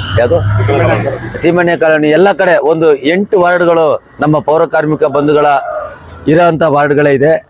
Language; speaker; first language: Kannada; native; Kannada